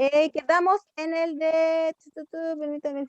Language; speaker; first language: Spanish; native; Spanish